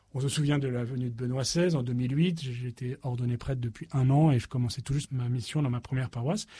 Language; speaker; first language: French; native; French